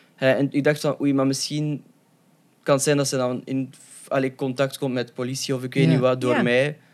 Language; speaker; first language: Dutch; early bilingual, other home language; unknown